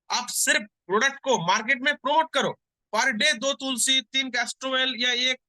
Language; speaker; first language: Hindi; non-native, local second language; Bangla